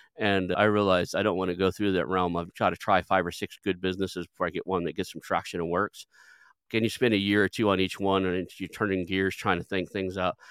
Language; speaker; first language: English; native; English